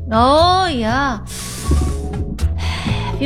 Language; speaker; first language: English; non-native, learner; Korean